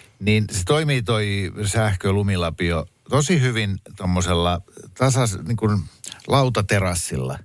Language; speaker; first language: Finnish; native; Finnish